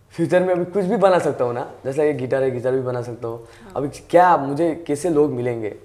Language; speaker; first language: Hindi; native; Hindi